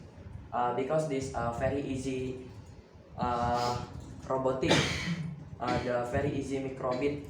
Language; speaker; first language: English; non-native, learner; Indonesian